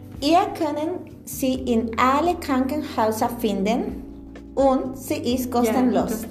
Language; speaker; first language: German; non-native, learner; Spanish